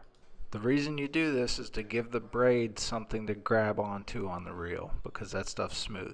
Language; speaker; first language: English; native; English